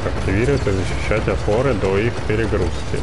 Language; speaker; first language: Russian; native; Russian